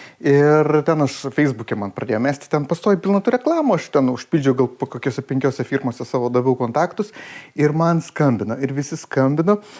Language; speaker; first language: Lithuanian; native; Lithuanian